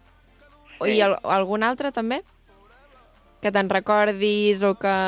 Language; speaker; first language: Catalan; native; Catalan